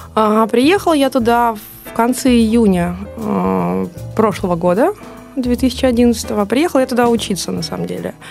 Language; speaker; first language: Russian; native; Russian